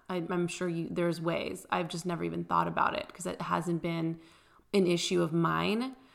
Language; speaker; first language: English; early bilingual, other home language; Persian